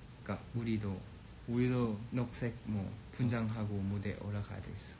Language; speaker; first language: Korean; non-native, fluent; Thai